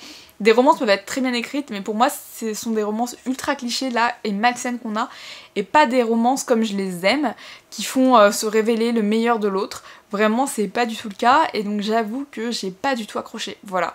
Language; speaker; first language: French; native; French